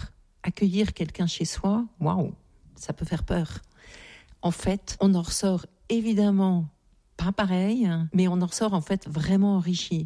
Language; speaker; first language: French; native; French